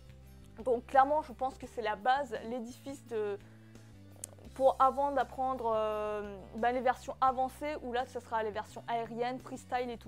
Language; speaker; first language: French; native; French